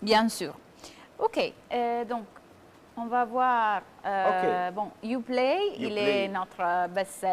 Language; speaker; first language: French; non-native, fluent; Italian